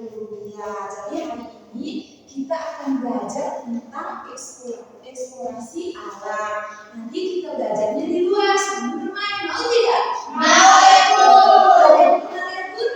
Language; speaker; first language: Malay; non-native, local second language; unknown